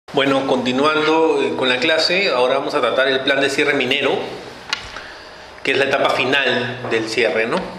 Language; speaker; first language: Spanish; native; Spanish